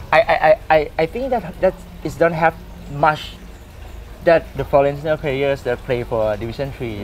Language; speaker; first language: English; non-native, learner; Thai